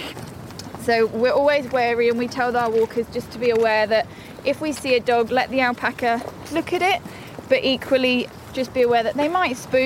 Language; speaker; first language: English; native; English